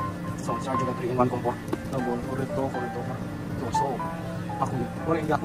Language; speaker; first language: Japanese; non-native, learner; Filipino